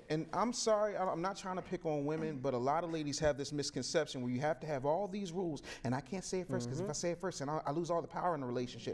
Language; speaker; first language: English; native; English